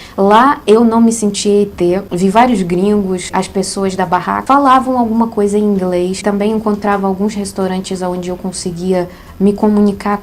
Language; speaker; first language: Portuguese; non-native, fluent; Russian